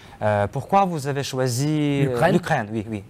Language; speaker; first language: French; non-native, fluent; Ukrainian